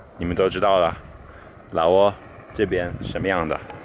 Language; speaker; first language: Chinese; non-native, fluent; English